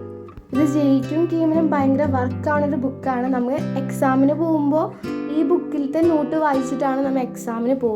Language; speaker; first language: Malayalam; native; Malayalam